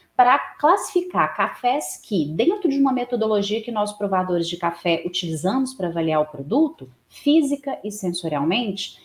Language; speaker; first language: Portuguese; native; Portuguese